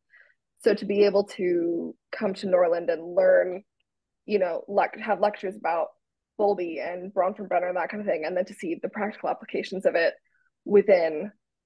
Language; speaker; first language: English; native; English